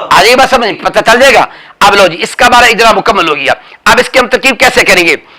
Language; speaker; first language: Urdu; non-native, local second language; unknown